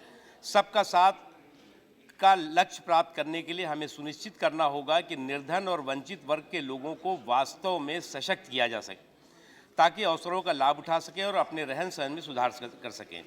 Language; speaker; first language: Hindi; native; Hindi